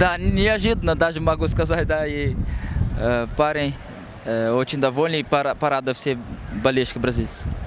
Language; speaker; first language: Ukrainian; non-native, learner; Portuguese